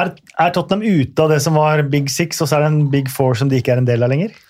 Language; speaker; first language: Norwegian; native; Norwegian